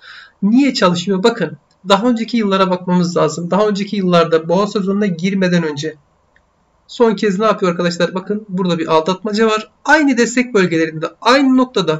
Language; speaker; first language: Turkish; native; Turkish